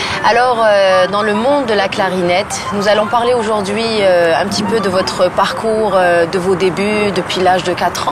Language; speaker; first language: French; non-native, local second language; Arabic